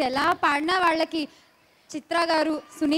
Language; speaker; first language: Telugu; native; Telugu